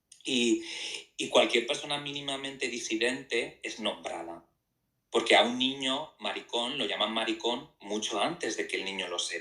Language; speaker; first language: Spanish; native; Spanish